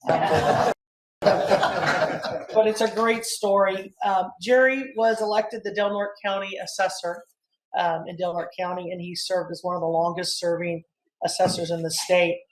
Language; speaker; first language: English; native; English